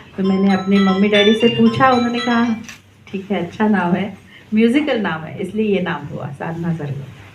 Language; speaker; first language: Hindi; non-native, local second language; Marathi